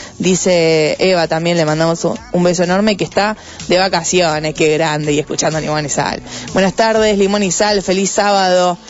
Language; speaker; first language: Spanish; native; Spanish